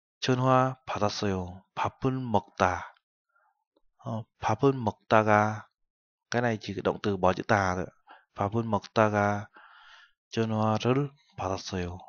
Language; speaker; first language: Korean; non-native, fluent; Vietnamese